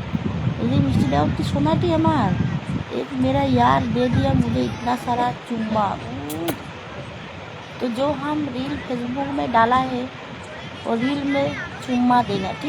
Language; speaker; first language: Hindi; non-native, local second language; Bangla